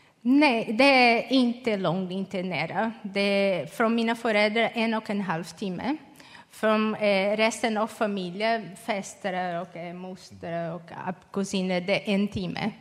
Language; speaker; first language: Swedish; non-native, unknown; Portuguese